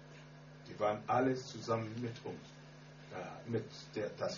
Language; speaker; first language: German; non-native, learner; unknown